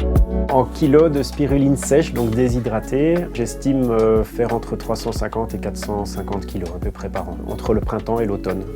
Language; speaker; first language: French; native; French